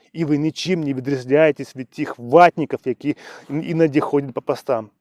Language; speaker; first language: Ukrainian; non-native, local second language; Russian